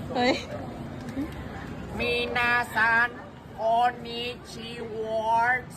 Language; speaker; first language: Japanese; non-native, learner; English